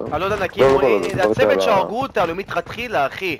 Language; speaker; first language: Hebrew; native; Hebrew